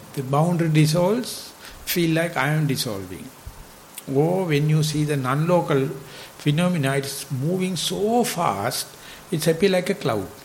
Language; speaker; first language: English; non-native, local second language; Sinhala